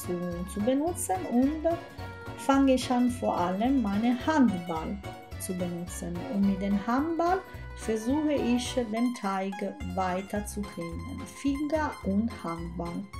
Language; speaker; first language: German; non-native, fluent; Italian